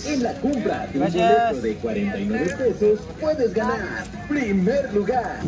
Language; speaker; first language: Spanish; native; Spanish